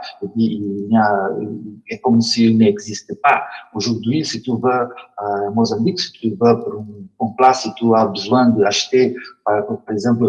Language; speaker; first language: French; non-native, learner; Portuguese